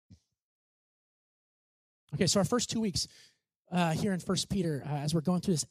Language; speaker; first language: English; native; English